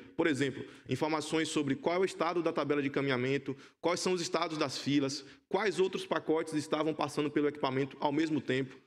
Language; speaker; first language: Portuguese; native; Portuguese